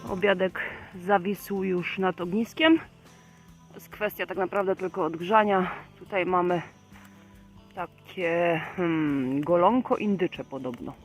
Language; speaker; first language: Polish; native; Polish